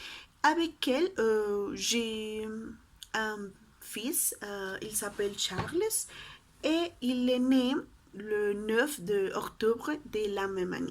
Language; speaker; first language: French; non-native, learner; Spanish